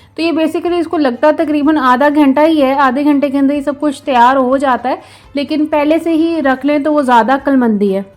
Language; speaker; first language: Hindi; non-native, local second language; Punjabi